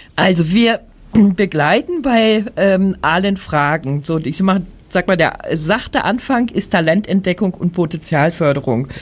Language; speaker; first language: German; native; German